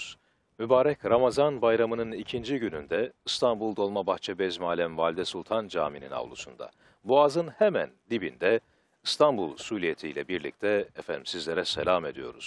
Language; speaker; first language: Turkish; native; Turkish